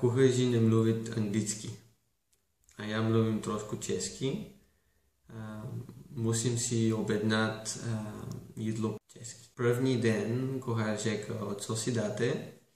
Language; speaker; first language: Czech; non-native, learner; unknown